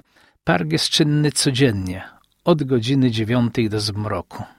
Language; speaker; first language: Polish; native; Polish